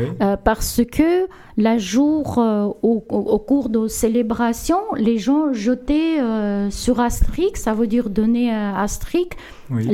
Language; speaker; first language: French; non-native, learner; Armenian